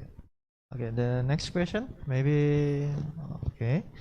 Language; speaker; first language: English; non-native, learner; Indonesian